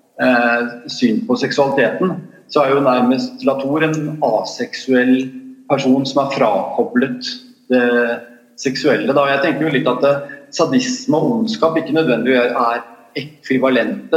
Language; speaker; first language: Norwegian; native; Norwegian